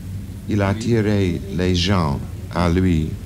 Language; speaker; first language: French; non-native, fluent; English